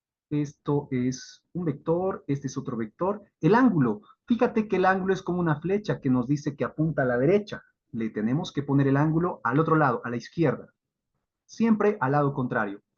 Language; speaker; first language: Spanish; native; Spanish